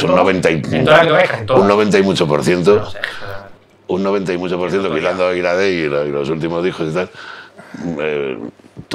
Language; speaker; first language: Spanish; native; Spanish